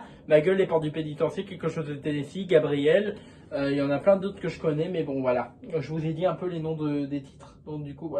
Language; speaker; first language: French; native; French